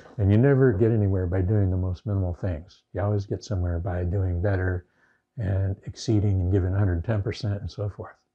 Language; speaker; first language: English; native; English